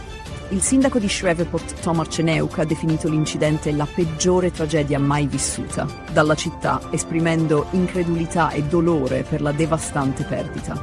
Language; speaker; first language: Italian; native; Italian